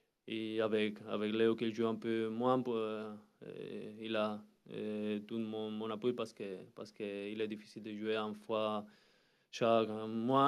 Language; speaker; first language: French; non-native, learner; Spanish